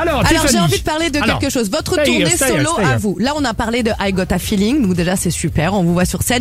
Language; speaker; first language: French; native; French